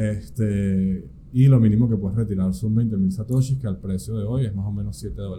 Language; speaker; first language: Spanish; native; Spanish